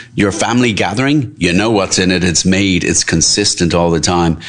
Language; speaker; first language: English; native; English